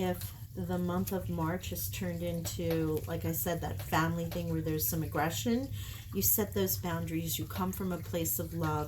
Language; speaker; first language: English; native; English